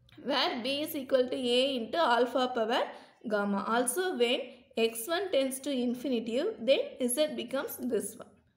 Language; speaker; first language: English; non-native, local second language; Tamil